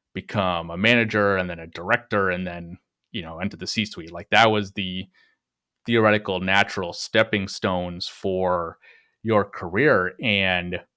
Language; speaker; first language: English; native; English